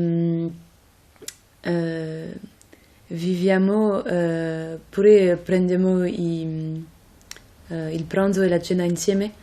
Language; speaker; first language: Italian; non-native, fluent; French